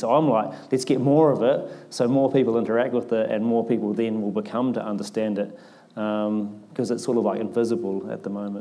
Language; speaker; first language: English; native; English